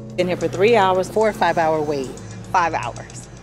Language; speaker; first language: English; native; English